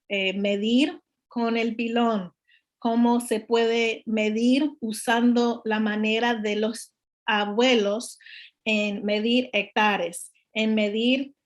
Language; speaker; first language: Spanish; non-native, learner; English